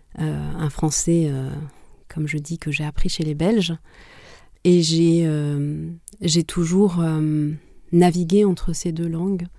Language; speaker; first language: French; non-native, local second language; Kinyarwanda